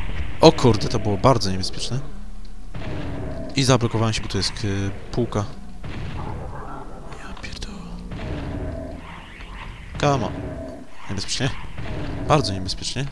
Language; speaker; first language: Polish; native; Polish